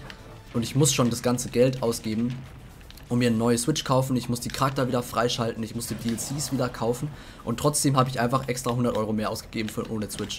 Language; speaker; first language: German; native; German